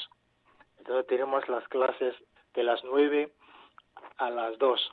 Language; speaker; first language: Spanish; non-native, fluent; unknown